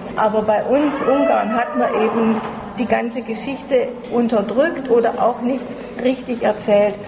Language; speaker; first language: German; native; German